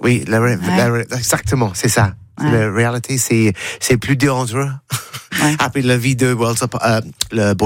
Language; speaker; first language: French; non-native, learner; English